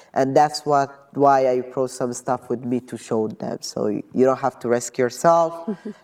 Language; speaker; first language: English; non-native, fluent; Arabic